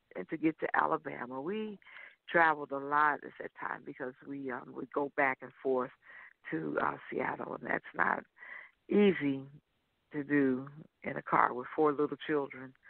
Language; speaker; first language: English; native; English